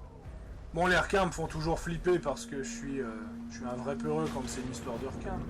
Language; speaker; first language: French; native; French